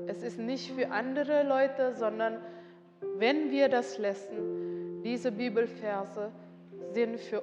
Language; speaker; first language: German; non-native, learner; Indonesian